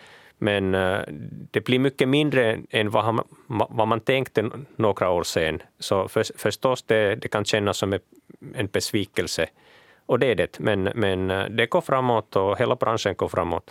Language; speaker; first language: Swedish; non-native, local second language; Finnish